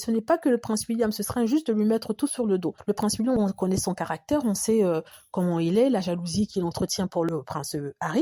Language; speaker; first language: French; native; French